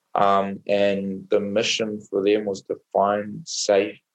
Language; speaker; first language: English; native; English